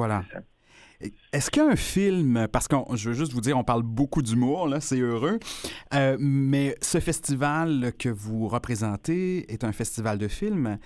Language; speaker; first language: French; native; French